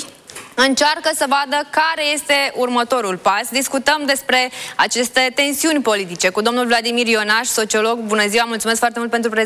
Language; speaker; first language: Romanian; native; Romanian